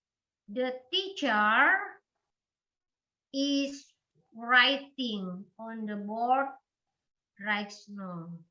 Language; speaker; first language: English; non-native, learner; Indonesian